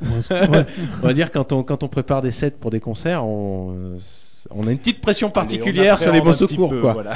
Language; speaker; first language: French; native; French